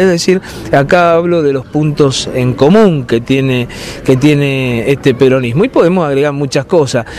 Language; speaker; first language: Spanish; native; Spanish